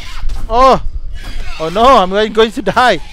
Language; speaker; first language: English; non-native, local second language; Malay